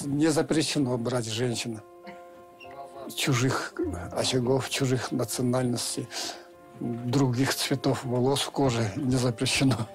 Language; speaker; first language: Russian; non-native, local second language; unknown